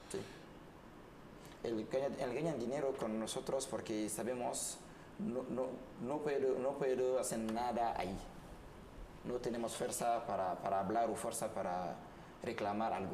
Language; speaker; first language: Spanish; non-native, learner; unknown